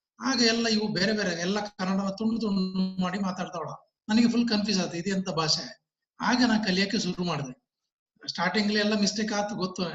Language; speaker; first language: Kannada; non-native, local second language; Tulu